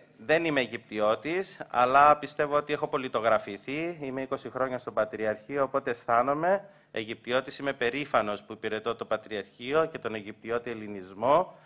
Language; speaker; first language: Greek; early bilingual, heritage; Greek